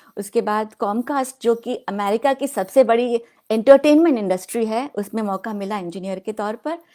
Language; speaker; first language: Hindi; non-native, local second language; Odia